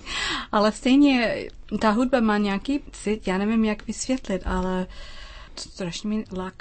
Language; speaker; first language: Czech; non-native, learner; English